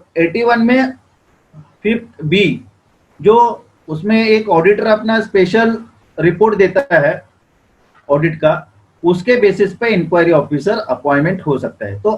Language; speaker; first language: Hindi; non-native, local second language; Marathi